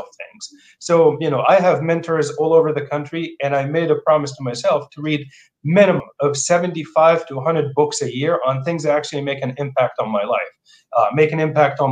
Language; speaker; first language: English; non-native, fluent; Arabic